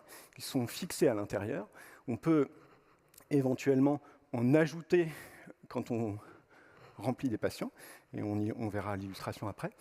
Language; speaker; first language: French; native; French